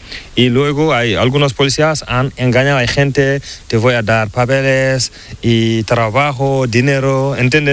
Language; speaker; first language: Spanish; non-native, learner; Fula